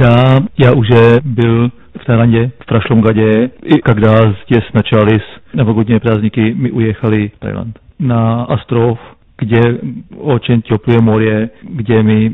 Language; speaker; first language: Russian; non-native, learner; Czech